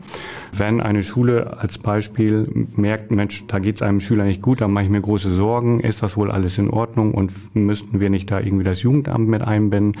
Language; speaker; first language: German; native; German